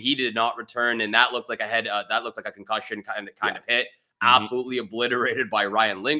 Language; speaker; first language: English; native; English